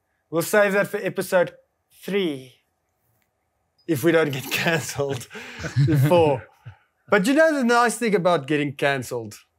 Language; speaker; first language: English; non-native, local second language; Afrikaans